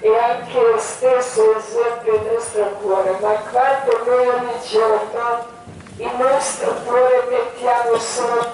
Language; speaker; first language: Italian; non-native, learner; Croatian